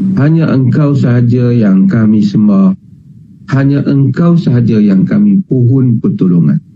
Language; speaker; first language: Malay; native; Malay